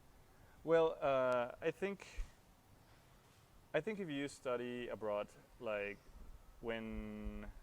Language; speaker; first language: English; non-native, fluent; Spanish